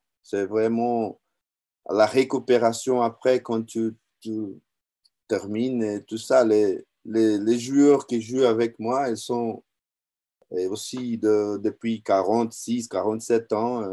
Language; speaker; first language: French; non-native, learner; Portuguese